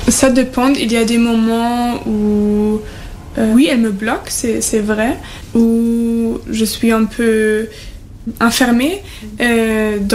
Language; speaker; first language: French; non-native, fluent; German